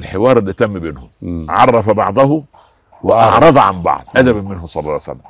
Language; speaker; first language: Arabic; native; Arabic